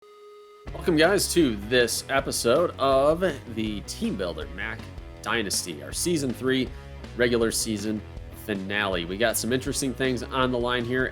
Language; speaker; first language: English; native; English